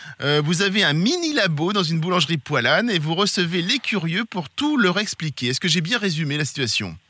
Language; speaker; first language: French; native; French